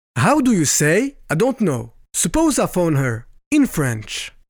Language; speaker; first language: English; non-native, fluent; French